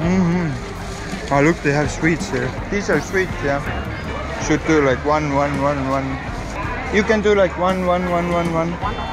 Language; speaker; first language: English; non-native, fluent; Estonian